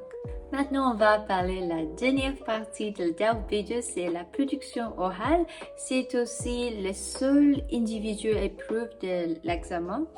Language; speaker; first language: French; non-native, fluent; English